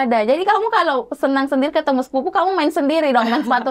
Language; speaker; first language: Indonesian; native; Indonesian